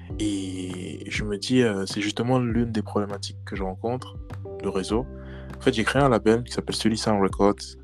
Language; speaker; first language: French; native; French